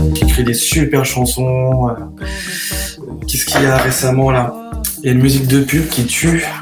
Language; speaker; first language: French; native; French